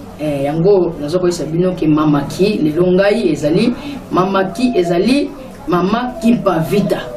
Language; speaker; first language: Lingala; non-native, local second language; Kongo